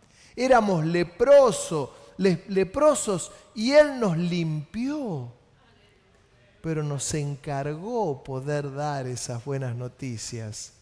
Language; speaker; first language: Spanish; native; Spanish